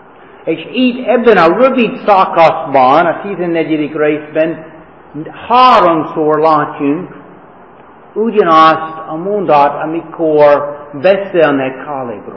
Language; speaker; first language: Hungarian; non-native, fluent; English